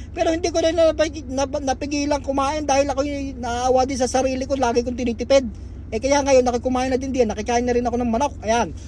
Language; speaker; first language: Filipino; native; Filipino